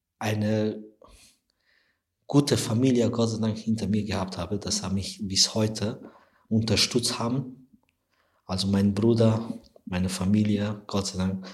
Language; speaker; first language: German; non-native, learner; Persian